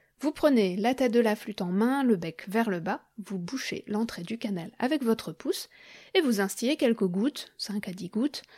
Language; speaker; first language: French; native; French